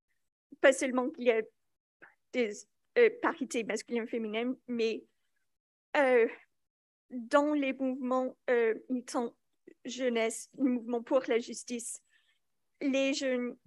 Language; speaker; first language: French; non-native, local second language; English